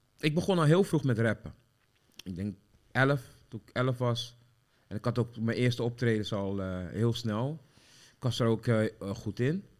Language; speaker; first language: Dutch; early bilingual, other home language; Sranan Tongo